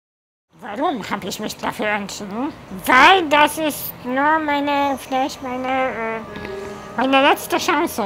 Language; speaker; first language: German; non-native, fluent; Polish